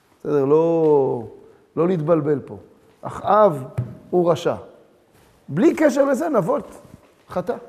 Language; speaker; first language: Hebrew; early bilingual, other home language; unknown